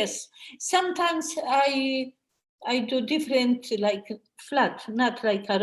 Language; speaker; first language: English; non-native, learner; Polish